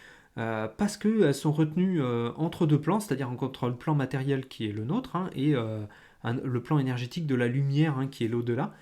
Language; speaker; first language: French; native; French